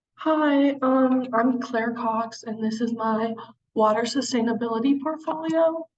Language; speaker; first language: English; native; English